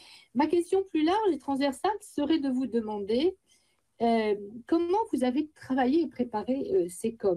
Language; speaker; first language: French; native; French